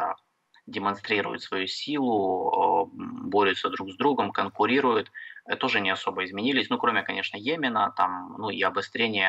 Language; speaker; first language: Russian; native; Russian